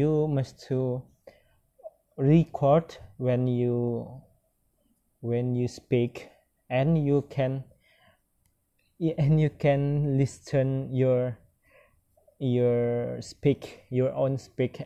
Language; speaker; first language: English; non-native, learner; Minangkabau